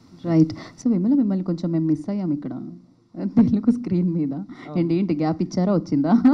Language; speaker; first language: Telugu; native; Telugu